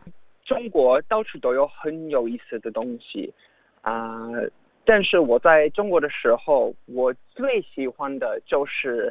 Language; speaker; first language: Chinese; non-native, fluent; English